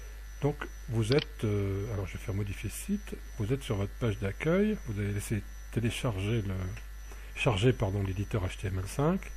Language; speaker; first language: French; native; French